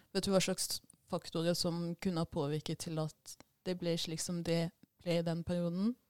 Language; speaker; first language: Norwegian; early bilingual, other home language; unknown